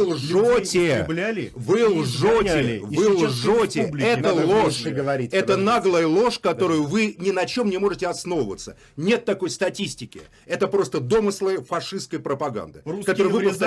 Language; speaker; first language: Russian; native; Russian